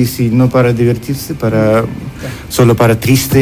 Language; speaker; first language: Spanish; non-native, learner; Russian